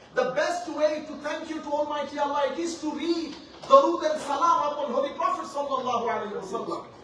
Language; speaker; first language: English; non-native, local second language; Bangla